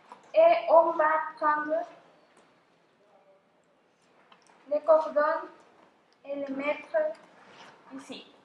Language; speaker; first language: French; non-native, fluent; Spanish